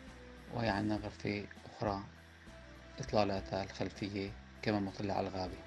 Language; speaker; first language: Arabic; native; Arabic